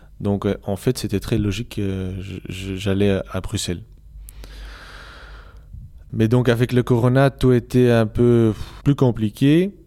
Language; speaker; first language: French; non-native, local second language; Dutch